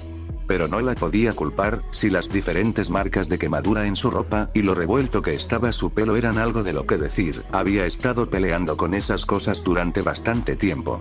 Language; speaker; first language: Spanish; native; Spanish